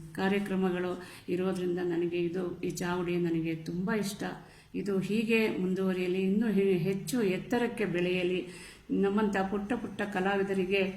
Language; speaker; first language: Kannada; native; Kannada